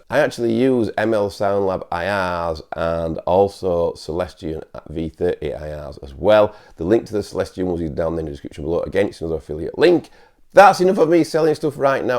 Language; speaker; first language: English; native; English